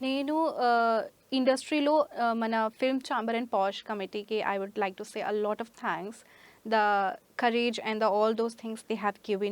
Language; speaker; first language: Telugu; non-native, learner; Hindi